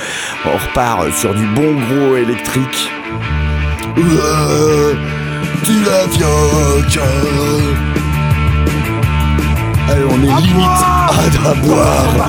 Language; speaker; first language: French; native; French